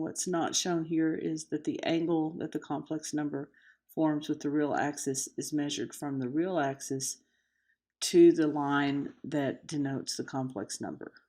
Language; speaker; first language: English; native; English